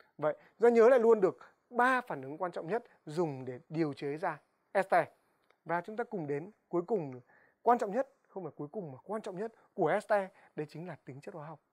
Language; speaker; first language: Vietnamese; native; Vietnamese